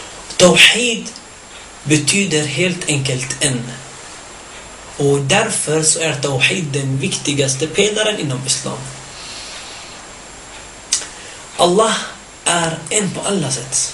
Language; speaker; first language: Swedish; early bilingual, other home language; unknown